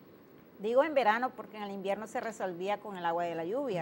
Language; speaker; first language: Spanish; native; Spanish